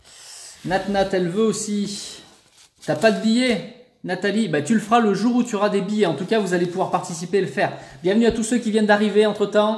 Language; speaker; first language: French; native; French